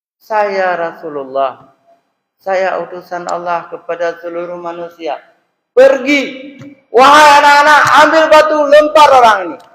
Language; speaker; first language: Malay; non-native, local second language; Achinese